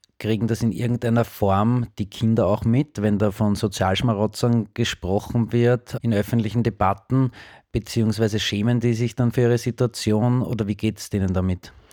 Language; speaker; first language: German; native; German